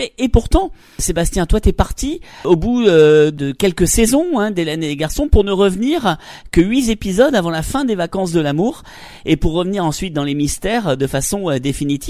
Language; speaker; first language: French; native; French